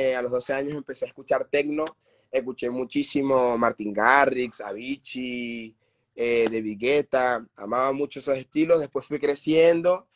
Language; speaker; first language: Spanish; native; Spanish